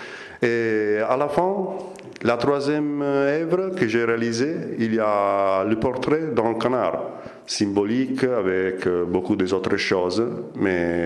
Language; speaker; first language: French; non-native, fluent; Italian